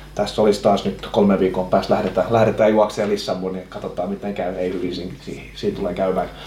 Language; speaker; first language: Finnish; non-native, local second language; Swedish